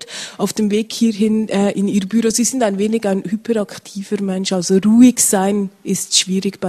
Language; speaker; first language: German; native; German